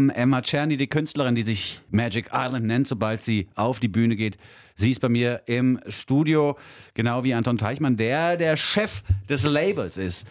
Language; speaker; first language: German; native; German